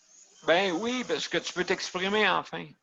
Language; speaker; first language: French; native; French